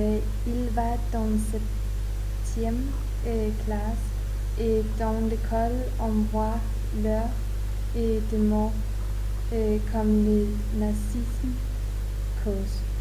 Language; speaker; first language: French; non-native, learner; German